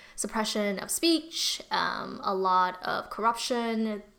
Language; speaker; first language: English; early bilingual, other home language; Burmese